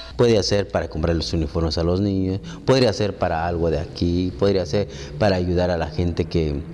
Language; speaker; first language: Spanish; native; Spanish